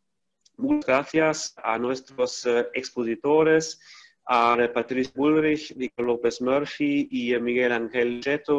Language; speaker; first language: Spanish; non-native, fluent; German